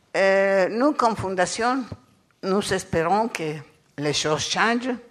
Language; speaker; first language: French; non-native, learner; Spanish